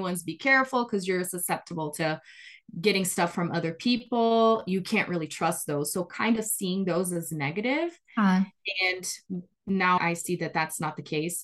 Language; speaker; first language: English; non-native, fluent; Portuguese